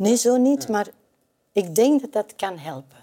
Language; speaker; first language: Dutch; native; Dutch